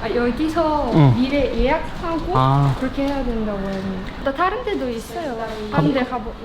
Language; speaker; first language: Korean; non-native, fluent; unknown